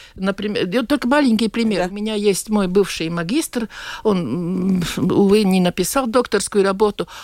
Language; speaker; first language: Russian; non-native, local second language; Latvian